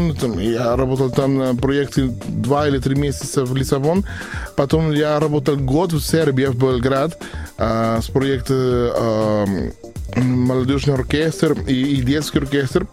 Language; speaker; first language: Russian; non-native, learner; Spanish